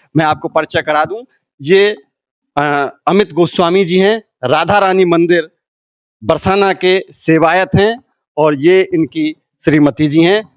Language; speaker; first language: Hindi; native; Hindi